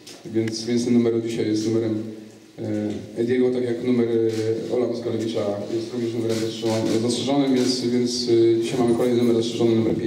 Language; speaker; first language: Polish; native; Polish